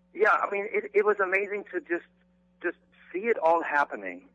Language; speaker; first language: English; non-native, fluent; German